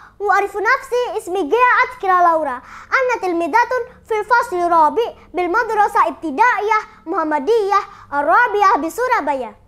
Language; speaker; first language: Arabic; non-native, learner; Indonesian